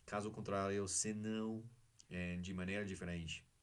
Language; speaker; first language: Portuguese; non-native, learner; English